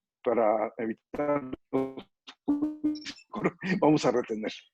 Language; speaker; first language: Spanish; native; Spanish